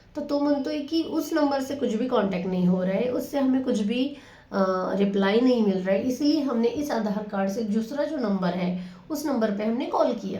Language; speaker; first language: Hindi; non-native, local second language; Marathi